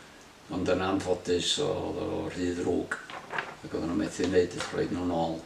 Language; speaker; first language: Welsh; native; Welsh